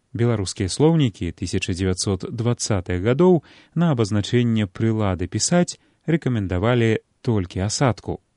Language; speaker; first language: Belarusian; native; Belarusian